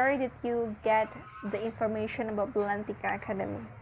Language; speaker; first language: English; non-native, fluent; Indonesian